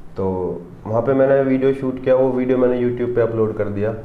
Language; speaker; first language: Hindi; non-native, local second language; Haryanvi